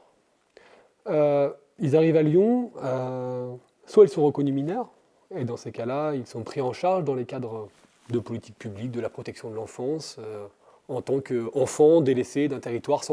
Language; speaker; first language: French; native; French